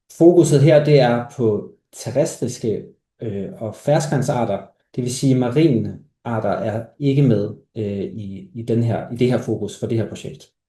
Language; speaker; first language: Danish; native; Danish